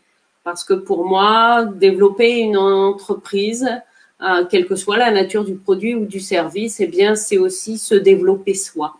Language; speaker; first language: French; native; French